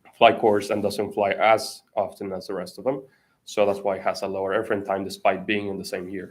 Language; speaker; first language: English; non-native, fluent; Spanish